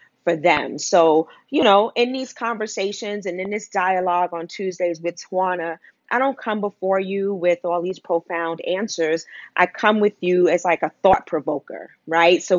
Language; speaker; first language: English; native; English